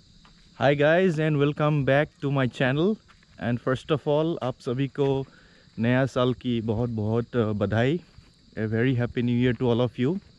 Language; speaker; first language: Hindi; non-native, local second language; Assamese